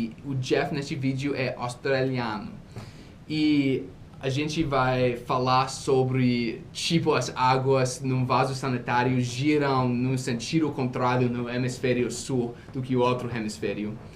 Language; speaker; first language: Portuguese; non-native, fluent; English